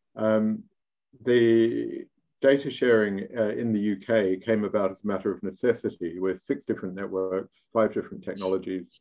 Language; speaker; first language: English; native; English